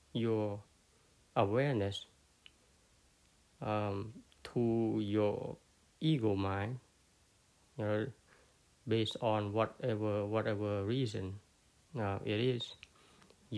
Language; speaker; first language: English; non-native, fluent; Khmer